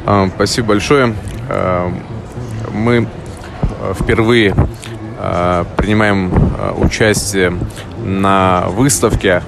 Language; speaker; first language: Russian; non-native, local second language; Tajik